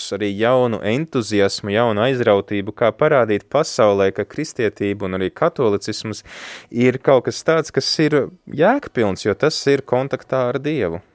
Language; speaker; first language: Latvian; native; Latvian